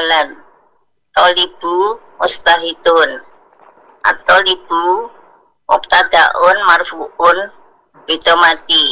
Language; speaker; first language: Arabic; non-native, learner; Indonesian